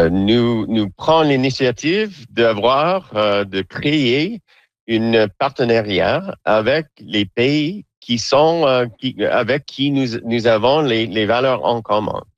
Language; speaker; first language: French; non-native, learner; English